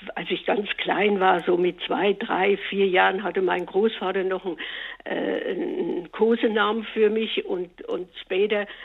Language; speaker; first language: German; native; German